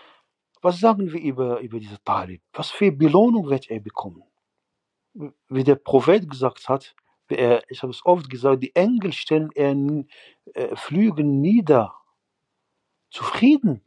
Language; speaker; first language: German; non-native, fluent; Arabic